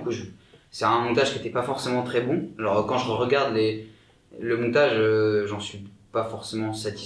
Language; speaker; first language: French; native; French